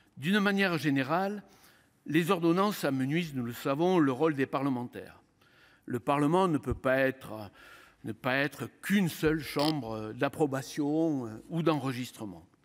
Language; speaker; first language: French; native; French